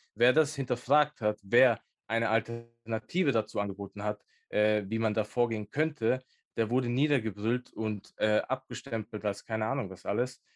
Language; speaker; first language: German; early bilingual, other home language; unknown